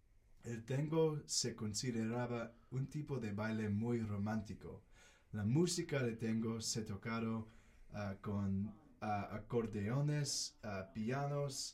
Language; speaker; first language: Spanish; non-native, learner; English